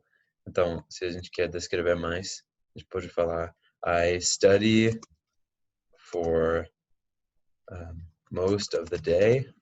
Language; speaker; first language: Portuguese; non-native, fluent; English